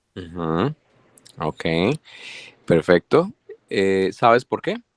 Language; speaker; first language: Spanish; native; Spanish